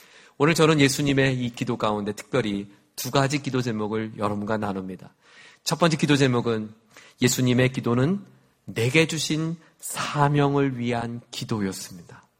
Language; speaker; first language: Korean; native; Korean